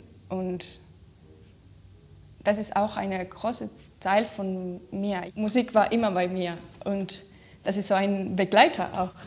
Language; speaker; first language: German; non-native, fluent; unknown